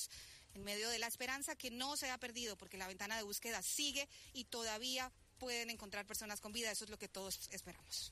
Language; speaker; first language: Spanish; native; Spanish